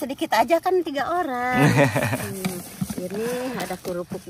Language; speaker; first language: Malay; non-native, local second language; Sundanese